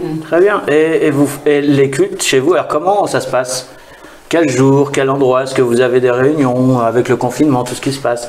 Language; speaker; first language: French; native; French